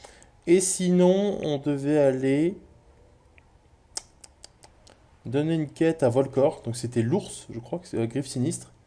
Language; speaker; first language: French; native; French